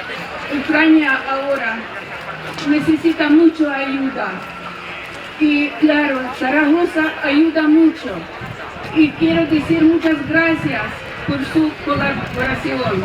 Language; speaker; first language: Spanish; non-native, fluent; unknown